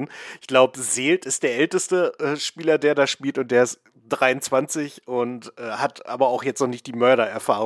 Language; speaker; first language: German; native; German